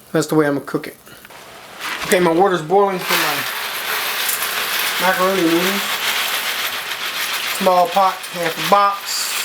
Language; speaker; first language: English; native; English